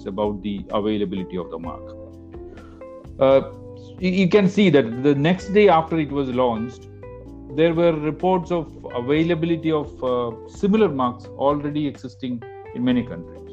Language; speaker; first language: English; non-native, local second language; Malayalam